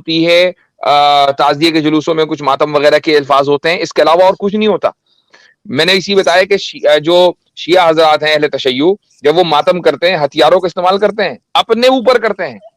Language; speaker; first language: Hindi; native; Hindi